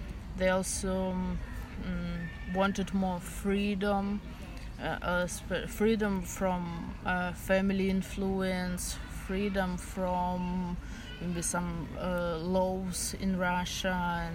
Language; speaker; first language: English; non-native, fluent; Russian